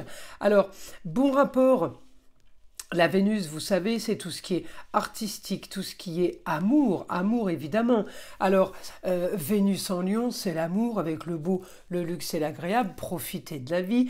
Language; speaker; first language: French; native; French